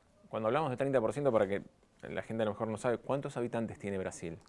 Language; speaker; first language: Spanish; native; Spanish